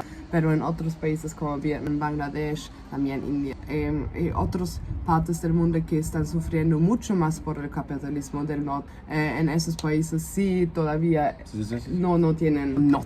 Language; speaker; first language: Spanish; non-native, fluent; German